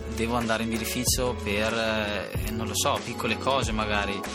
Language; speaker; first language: Italian; native; Italian